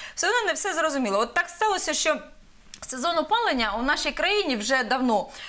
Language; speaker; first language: Ukrainian; native; Ukrainian